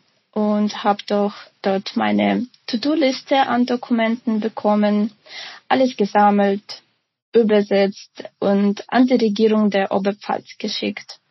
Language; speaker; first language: German; non-native, fluent; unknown